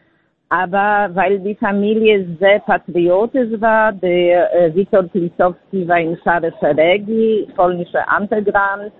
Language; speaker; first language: German; non-native, fluent; Polish